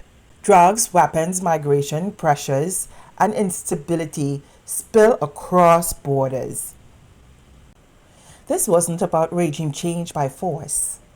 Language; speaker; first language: English; native; English